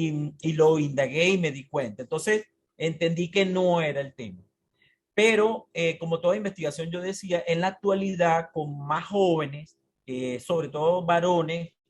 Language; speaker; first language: Spanish; native; Spanish